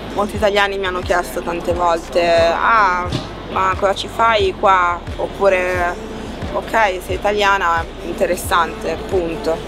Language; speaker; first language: Italian; early bilingual, other home language; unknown